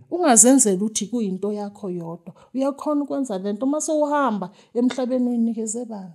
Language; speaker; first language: Zulu; native; Zulu